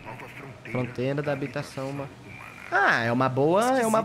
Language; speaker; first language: Portuguese; native; Portuguese